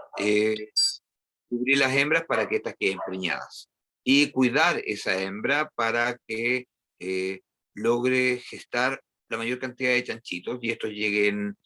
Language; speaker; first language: Spanish; native; Spanish